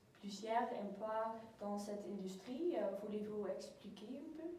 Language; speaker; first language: French; non-native, learner; Dutch